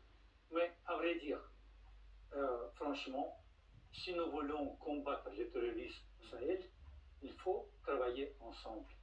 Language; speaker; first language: French; non-native, fluent; Russian